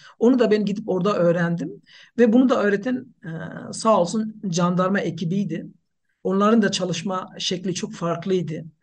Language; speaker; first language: Turkish; non-native, fluent; Nepali